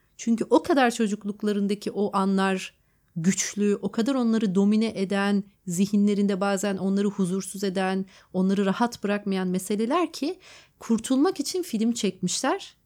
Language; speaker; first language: Turkish; native; Turkish